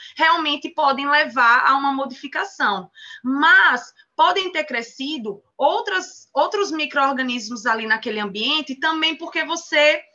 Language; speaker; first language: Portuguese; native; Portuguese